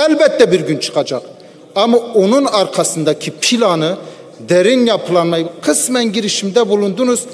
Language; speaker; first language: Turkish; non-native, local second language; Kurdish